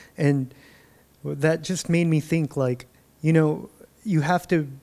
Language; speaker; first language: English; native; English